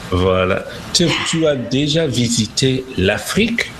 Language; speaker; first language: French; non-native, fluent; English